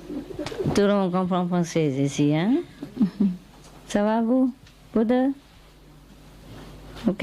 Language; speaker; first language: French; non-native, learner; Vietnamese